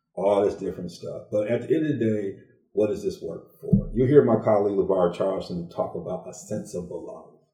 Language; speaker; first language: English; native; English